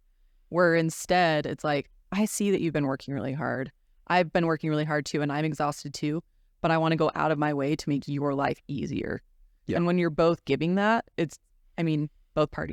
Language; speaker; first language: English; native; English